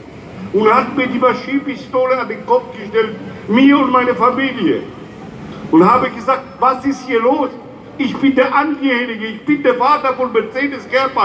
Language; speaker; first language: German; non-native, fluent; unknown